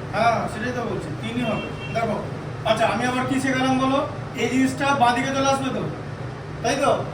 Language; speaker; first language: Bangla; native; Bangla